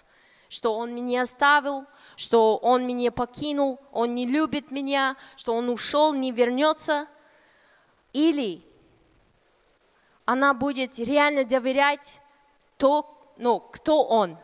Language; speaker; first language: Russian; non-native, fluent; English